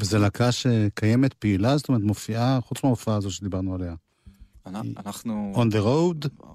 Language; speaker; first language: Hebrew; native; Hebrew